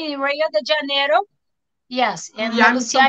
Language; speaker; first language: English; non-native, learner; Portuguese